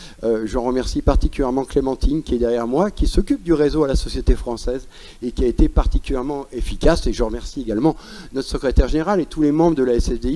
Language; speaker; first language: French; native; French